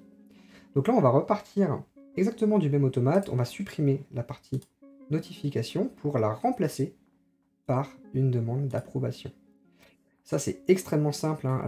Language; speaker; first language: French; native; French